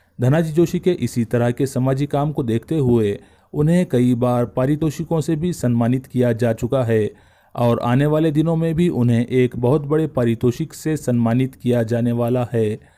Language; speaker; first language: Hindi; non-native, local second language; Urdu